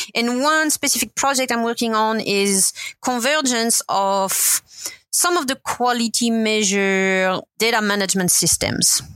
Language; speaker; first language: English; non-native, fluent; French